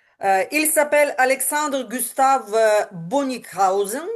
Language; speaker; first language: French; non-native, learner; Ukrainian